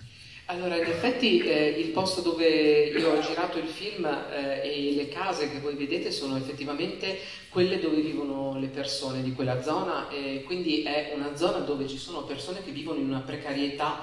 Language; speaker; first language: Italian; native; Italian